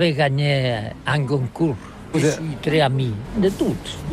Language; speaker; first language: French; non-native, learner; Catalan